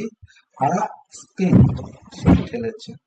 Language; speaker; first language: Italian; non-native, learner; Bangla